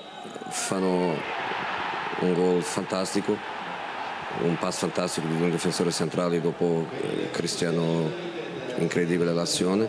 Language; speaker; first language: Italian; non-native, fluent; Portuguese